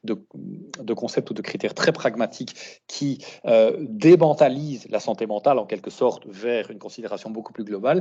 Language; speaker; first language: French; native; French